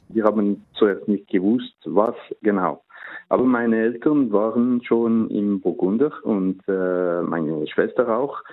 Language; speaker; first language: German; non-native, local second language; French